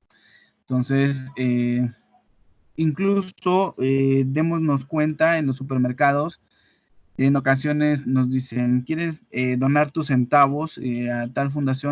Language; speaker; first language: Spanish; native; Spanish